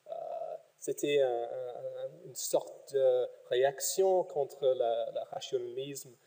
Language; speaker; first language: French; non-native, fluent; English